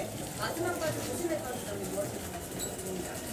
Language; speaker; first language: Korean; native; Korean